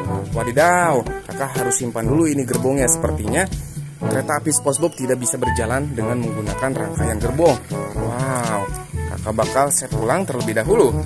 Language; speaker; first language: Indonesian; native; Indonesian